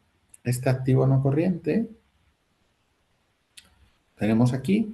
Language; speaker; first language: Spanish; native; Spanish